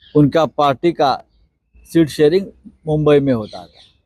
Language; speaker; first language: Hindi; non-native, local second language; Marathi